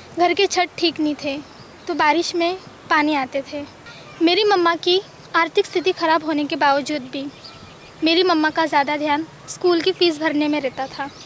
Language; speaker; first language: Hindi; native; Hindi